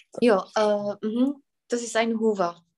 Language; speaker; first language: German; non-native, fluent; Czech